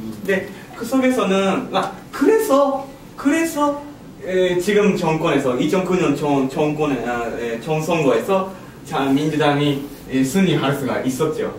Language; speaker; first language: Korean; non-native, learner; Japanese